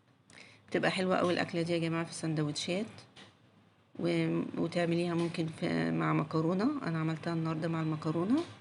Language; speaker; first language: Arabic; native; Arabic